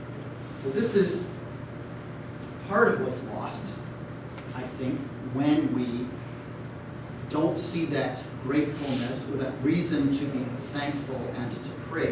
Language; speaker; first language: English; native; English